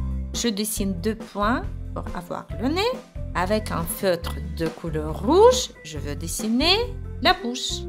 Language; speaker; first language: French; non-native, fluent; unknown